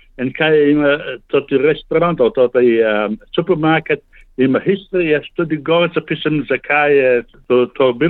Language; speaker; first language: Slovenian; early bilingual, heritage; Slovenian